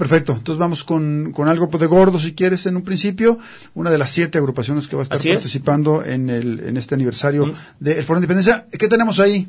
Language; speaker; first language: Spanish; native; Spanish